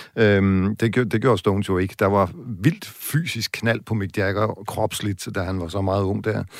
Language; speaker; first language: Danish; native; Danish